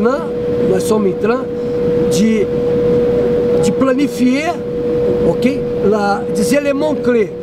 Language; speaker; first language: French; non-native, learner; Portuguese